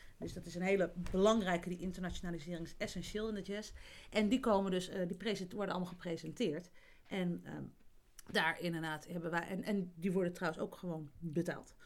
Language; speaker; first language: Dutch; native; Dutch